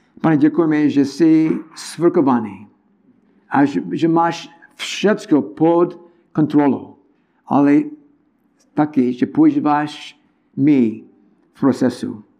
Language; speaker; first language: Czech; non-native, learner; English